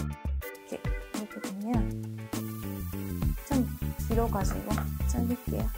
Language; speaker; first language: Korean; non-native, fluent; Japanese